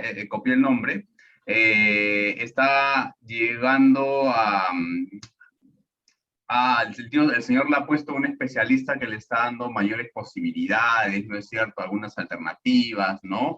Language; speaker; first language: Spanish; native; Spanish